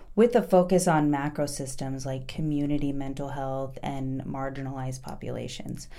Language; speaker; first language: English; native; English